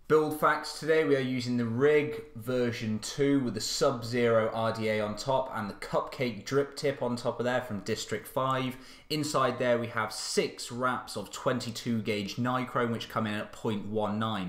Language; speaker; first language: English; native; English